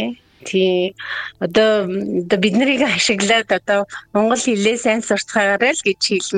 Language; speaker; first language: Mongolian; native; Mongolian